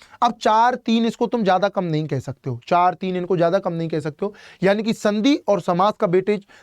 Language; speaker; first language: Hindi; native; Hindi